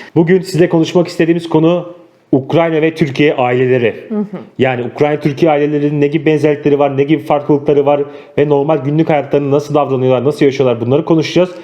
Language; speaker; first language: Turkish; native; Turkish